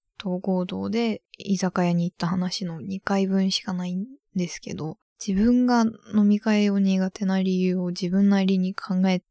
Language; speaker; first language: Japanese; native; Japanese